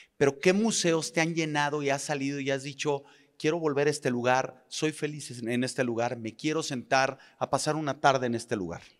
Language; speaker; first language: Spanish; native; Spanish